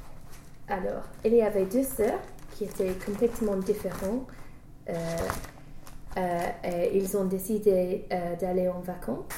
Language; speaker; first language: French; non-native, learner; English